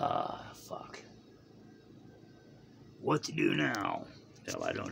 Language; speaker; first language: English; native; English